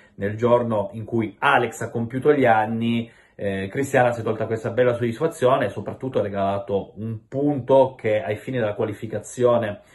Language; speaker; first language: Italian; native; Italian